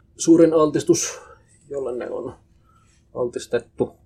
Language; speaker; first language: Finnish; native; Finnish